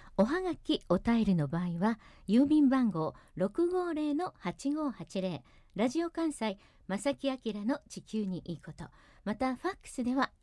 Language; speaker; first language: Japanese; native; Japanese